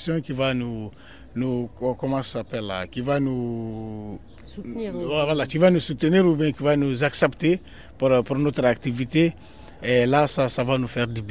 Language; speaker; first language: French; non-native, local second language; Tamasheq